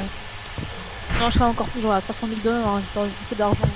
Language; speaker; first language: French; native; French